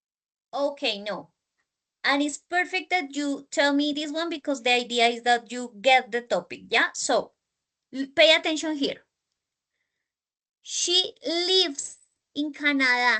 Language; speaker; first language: English; non-native, learner; Spanish